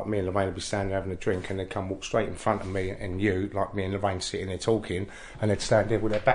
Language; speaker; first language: English; native; English